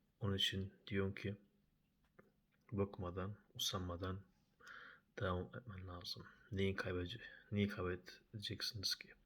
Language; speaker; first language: Turkish; early bilingual, heritage; Turkish